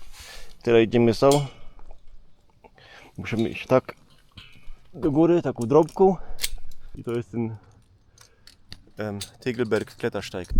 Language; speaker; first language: Polish; non-native, local second language; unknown